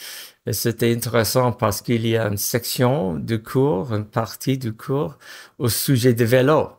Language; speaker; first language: French; non-native, fluent; English